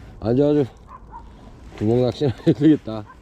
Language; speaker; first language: Korean; native; Korean